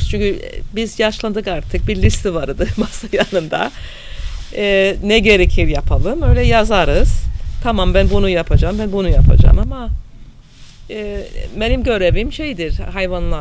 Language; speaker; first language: Turkish; non-native, fluent; English